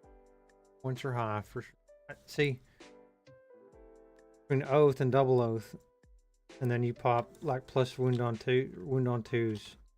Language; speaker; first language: English; native; English